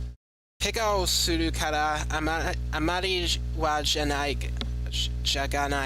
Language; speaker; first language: Japanese; non-native, learner; English